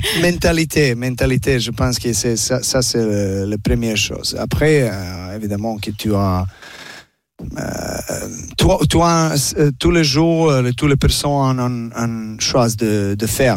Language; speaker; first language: French; non-native, learner; Serbian